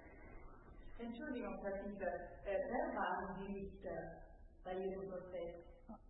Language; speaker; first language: German; non-native, fluent; Italian